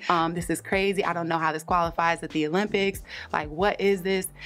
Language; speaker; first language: English; native; English